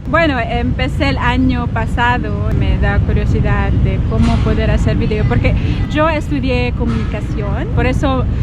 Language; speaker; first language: Spanish; non-native, fluent; Chavacano